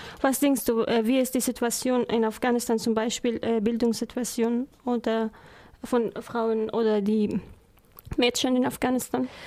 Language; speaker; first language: German; non-native, learner; Persian